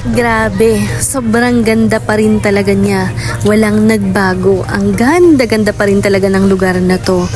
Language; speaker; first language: Filipino; non-native, local second language; Iloko